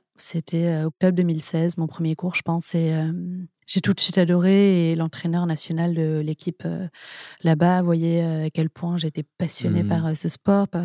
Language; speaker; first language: French; native; French